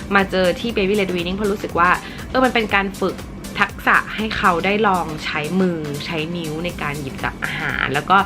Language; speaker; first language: Thai; early bilingual, heritage; English